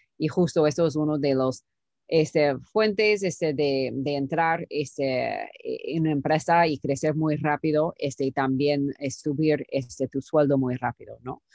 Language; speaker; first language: Spanish; non-native, fluent; English